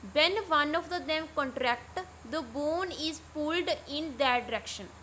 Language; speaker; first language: English; non-native, local second language; Punjabi